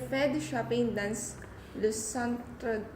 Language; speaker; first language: French; non-native, learner; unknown